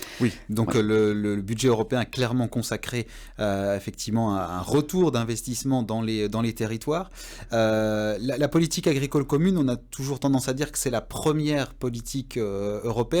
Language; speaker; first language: French; native; French